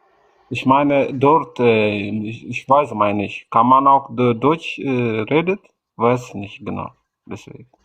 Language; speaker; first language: German; non-native, learner; Amharic